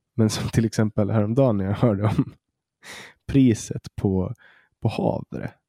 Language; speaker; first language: Swedish; native; Swedish